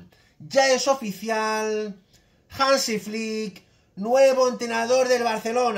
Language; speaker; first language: Spanish; native; Spanish